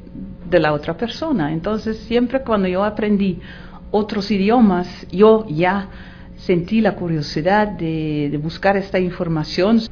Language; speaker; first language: Spanish; non-native, fluent; Dutch